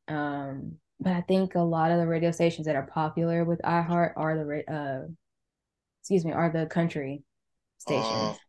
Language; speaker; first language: English; native; English